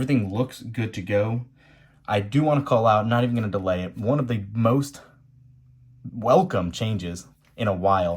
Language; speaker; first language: English; native; English